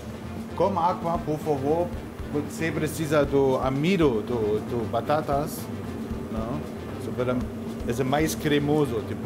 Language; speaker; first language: Portuguese; non-native, learner; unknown